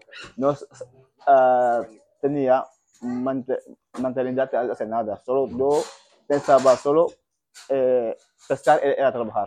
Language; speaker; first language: Spanish; non-native, learner; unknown